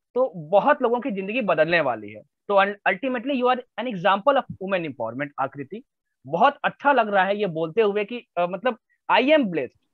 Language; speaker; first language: Hindi; native; Hindi